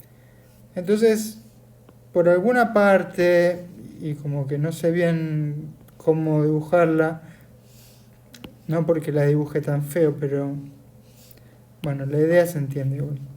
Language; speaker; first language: Spanish; native; Spanish